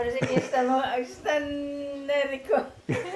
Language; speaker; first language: Spanish; non-native, learner; Filipino